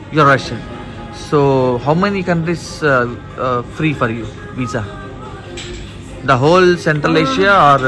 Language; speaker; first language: English; non-native, local second language; Telugu